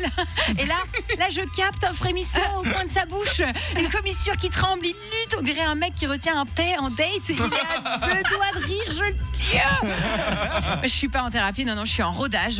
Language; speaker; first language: French; native; French